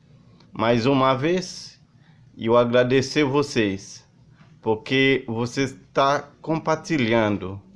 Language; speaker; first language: Portuguese; non-native, learner; Haitian Creole